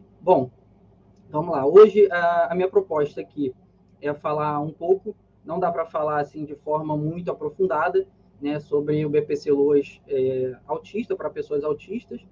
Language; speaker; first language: Portuguese; native; Portuguese